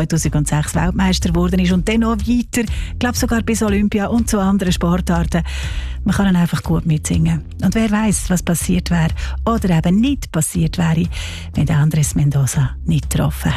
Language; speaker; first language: German; native; German